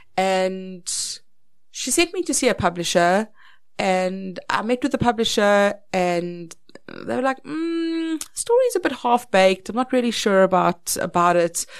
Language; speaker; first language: English; native; English